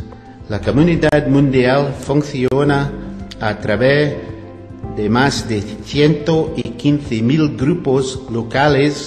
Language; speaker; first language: Spanish; non-native, learner; English